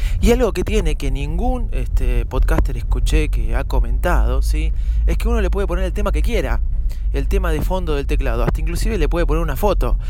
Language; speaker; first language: Spanish; native; Spanish